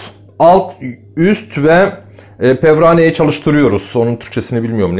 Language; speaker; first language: Turkish; native; Turkish